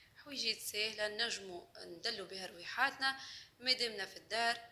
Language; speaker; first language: Arabic; native; Arabic